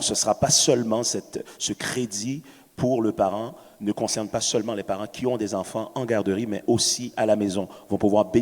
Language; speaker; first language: French; native; French